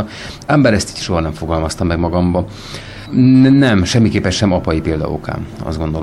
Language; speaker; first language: Hungarian; native; Hungarian